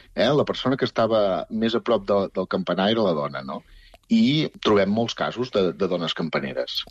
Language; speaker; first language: Catalan; native; Catalan